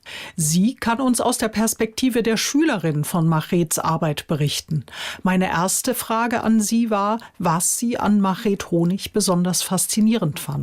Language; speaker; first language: German; native; German